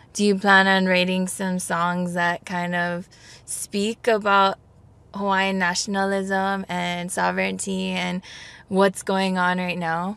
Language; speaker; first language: English; native; English